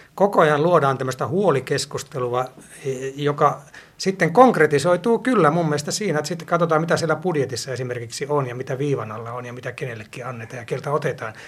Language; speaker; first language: Finnish; native; Finnish